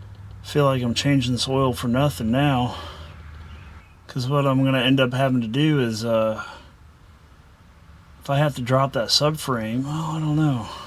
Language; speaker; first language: English; native; English